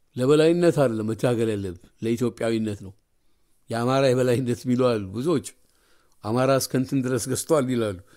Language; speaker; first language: Amharic; native; Amharic